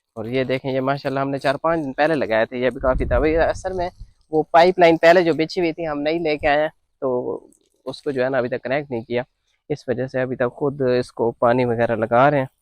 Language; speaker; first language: Urdu; non-native, local second language; Punjabi